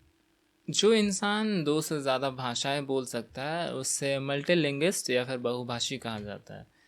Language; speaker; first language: Hindi; non-native, local second language; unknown